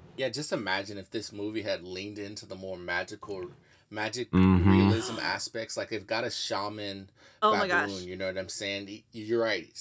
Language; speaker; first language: English; native; English